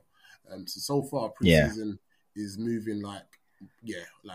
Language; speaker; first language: English; native; English